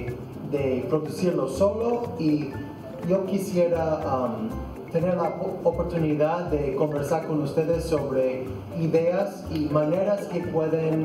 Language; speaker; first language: Spanish; non-native, fluent; English